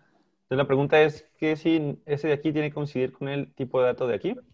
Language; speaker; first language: Spanish; native; Spanish